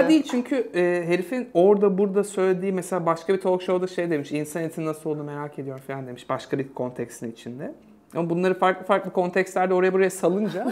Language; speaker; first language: Turkish; native; Turkish